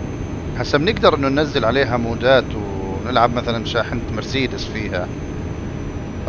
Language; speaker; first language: Arabic; native; Arabic